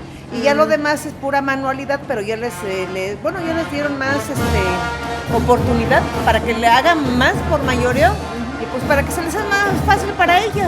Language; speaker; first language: Spanish; native; Spanish